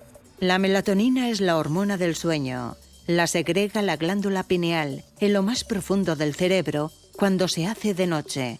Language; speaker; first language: Spanish; native; Spanish